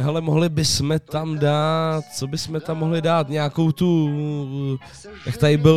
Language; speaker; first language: Czech; native; Czech